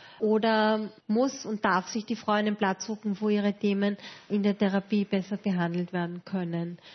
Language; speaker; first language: German; native; German